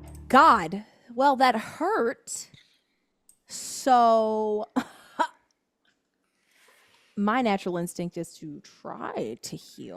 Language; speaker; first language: English; native; English